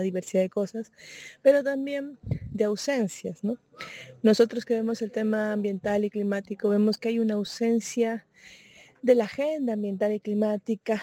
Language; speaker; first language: Spanish; native; Spanish